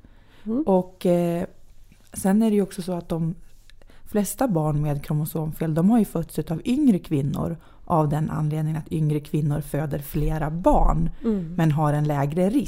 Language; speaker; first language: Swedish; native; Swedish